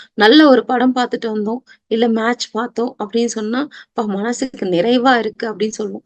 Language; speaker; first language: Tamil; native; Tamil